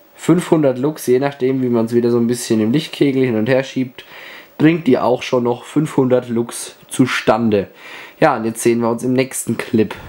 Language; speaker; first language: German; native; German